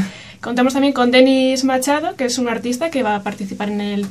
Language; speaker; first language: Spanish; native; Spanish